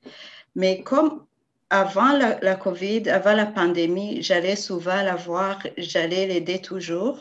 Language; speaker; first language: French; non-native, local second language; Rundi